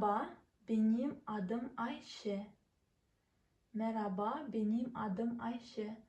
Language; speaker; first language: Turkish; non-native, fluent; Kazakh